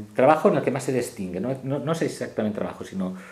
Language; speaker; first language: Spanish; non-native, local second language; Catalan